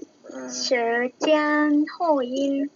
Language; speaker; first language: Chinese; non-native, learner; Lao